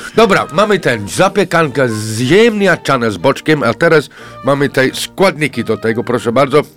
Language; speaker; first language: Polish; non-native, fluent; English